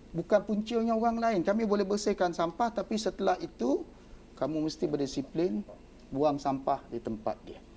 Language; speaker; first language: Malay; non-native, local second language; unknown